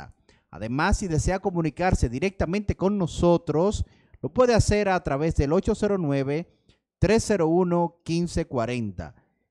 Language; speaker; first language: Spanish; native; Spanish